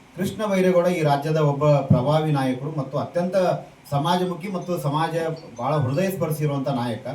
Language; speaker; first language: Kannada; native; Kannada